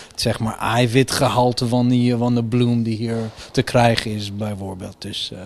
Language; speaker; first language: Dutch; non-native, fluent; English